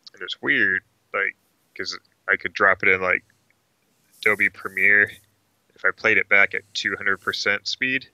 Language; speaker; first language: English; native; English